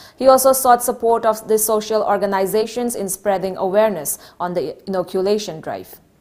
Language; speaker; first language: English; non-native, local second language; Manipuri